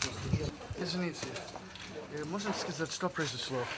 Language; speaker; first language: Russian; non-native, learner; English